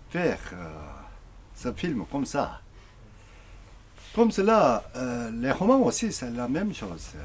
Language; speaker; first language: French; non-native, learner; Korean